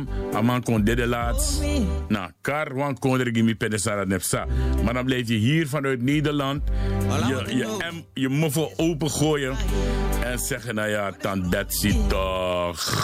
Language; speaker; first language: Dutch; native; Dutch